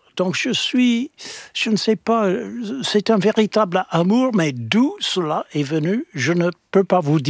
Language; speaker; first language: French; non-native, fluent; English